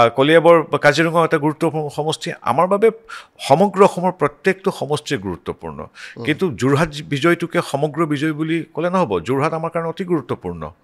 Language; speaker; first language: Assamese; native; Assamese